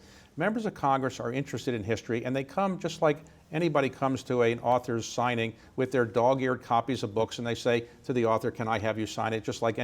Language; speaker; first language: English; native; English